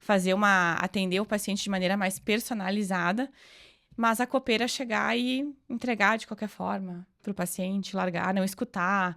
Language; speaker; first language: Portuguese; native; Portuguese